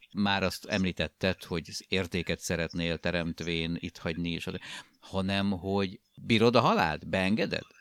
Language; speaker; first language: Hungarian; native; Hungarian